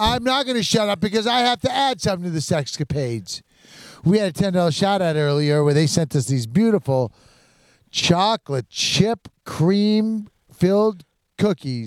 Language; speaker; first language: English; native; English